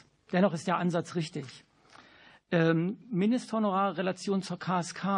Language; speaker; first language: German; native; German